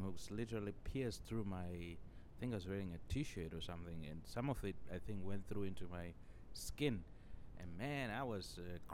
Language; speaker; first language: English; non-native, local second language; Shona